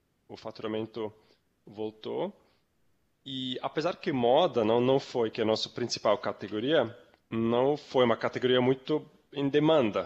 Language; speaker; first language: Portuguese; non-native, fluent; Swiss German